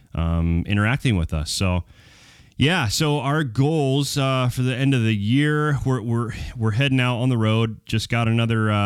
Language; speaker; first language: English; native; English